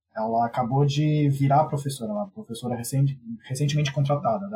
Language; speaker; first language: Portuguese; native; Portuguese